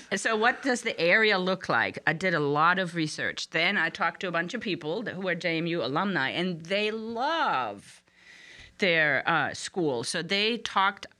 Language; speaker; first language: English; non-native, fluent; German